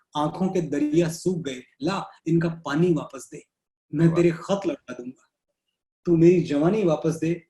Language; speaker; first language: Hindi; native; Hindi